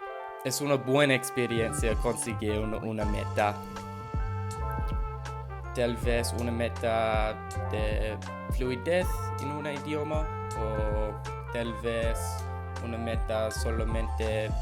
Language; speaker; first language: Spanish; non-native, learner; English